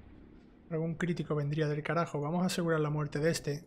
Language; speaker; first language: Spanish; native; Spanish